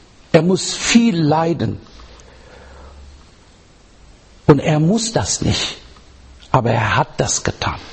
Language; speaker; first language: German; non-native, learner; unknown